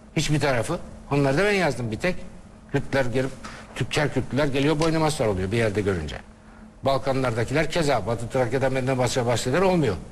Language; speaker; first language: Turkish; native; Turkish